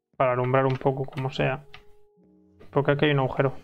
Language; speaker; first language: Spanish; native; Spanish